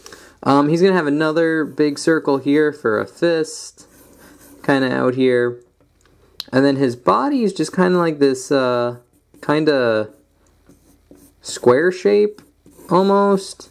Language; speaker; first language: English; native; English